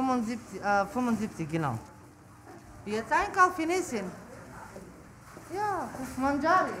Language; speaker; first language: German; non-native, learner; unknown